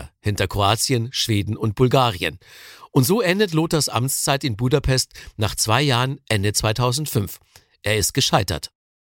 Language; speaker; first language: German; native; German